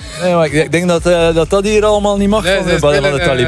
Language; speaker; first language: Dutch; native; Dutch